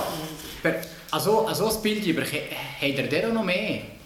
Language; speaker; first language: German; native; German